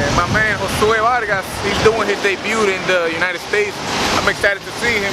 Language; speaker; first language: English; early bilingual, other home language; Spanish